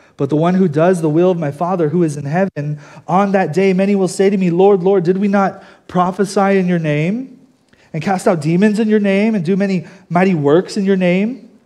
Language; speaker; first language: English; native; English